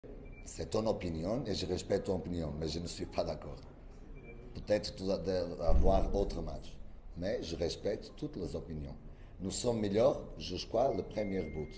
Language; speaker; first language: French; non-native, learner; Portuguese